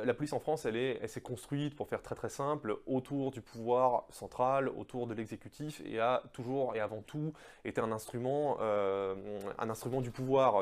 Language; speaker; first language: French; native; French